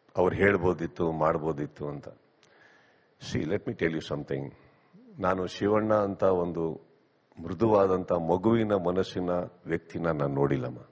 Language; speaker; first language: Kannada; native; Kannada